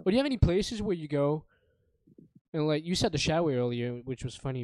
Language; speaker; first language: English; non-native, fluent; French